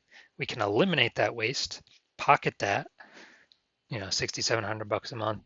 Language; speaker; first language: English; native; English